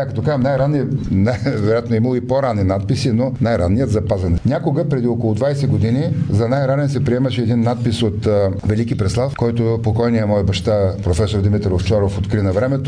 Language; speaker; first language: Bulgarian; native; Bulgarian